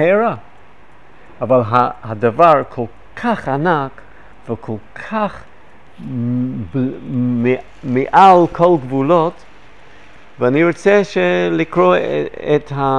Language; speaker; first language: Hebrew; non-native, fluent; English